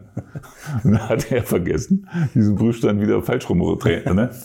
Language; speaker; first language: German; native; German